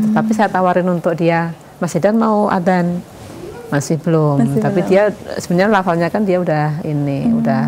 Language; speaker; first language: Indonesian; native; Indonesian